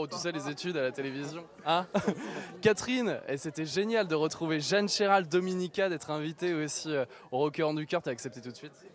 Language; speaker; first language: French; native; French